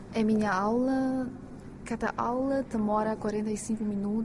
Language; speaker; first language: Portuguese; non-native, fluent; Chinese